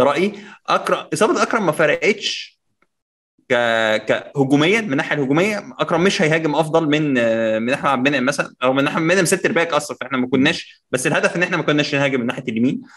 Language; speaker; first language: Arabic; native; Arabic